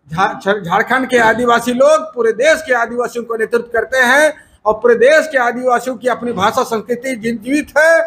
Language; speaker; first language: Hindi; native; Hindi